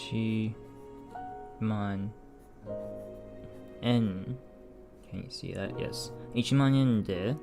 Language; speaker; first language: Japanese; non-native, learner; English